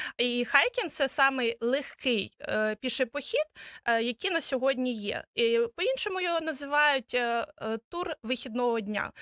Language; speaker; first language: Ukrainian; native; Ukrainian